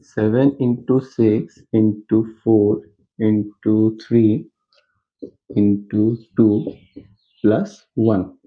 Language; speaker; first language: English; non-native, local second language; Hindi